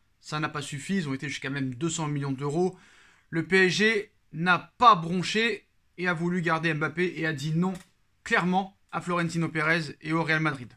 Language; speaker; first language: French; native; French